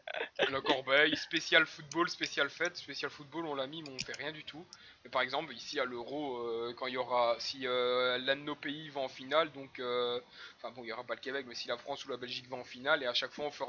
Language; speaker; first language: French; native; French